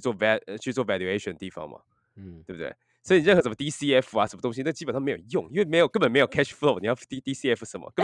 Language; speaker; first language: Chinese; native; Chinese